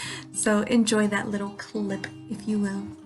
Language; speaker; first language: English; native; English